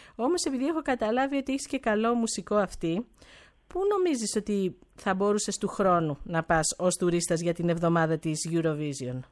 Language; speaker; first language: Greek; native; Greek